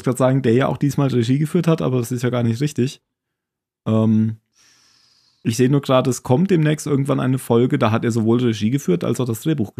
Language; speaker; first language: German; native; German